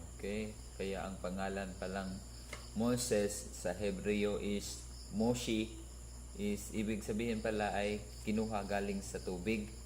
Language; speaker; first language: Filipino; non-native, local second language; Cebuano